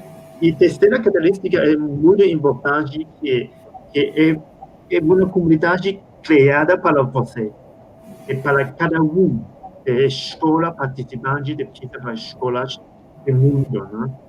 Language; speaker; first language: Portuguese; non-native, fluent; Spanish